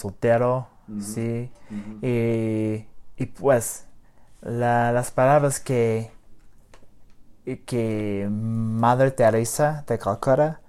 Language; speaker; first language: Spanish; early bilingual, heritage; English